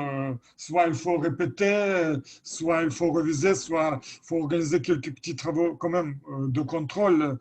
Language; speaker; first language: French; non-native, fluent; Lithuanian